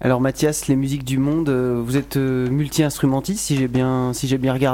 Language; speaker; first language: French; native; French